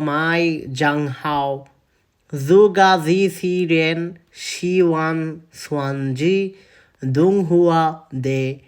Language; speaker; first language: Chinese; non-native, learner; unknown